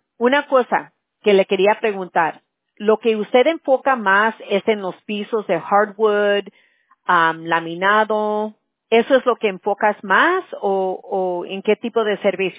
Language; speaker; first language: Spanish; early bilingual, heritage; Spanish